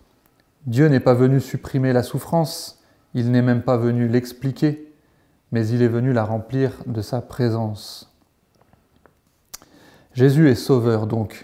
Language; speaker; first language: French; native; French